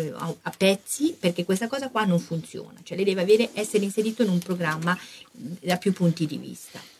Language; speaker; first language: Italian; native; Italian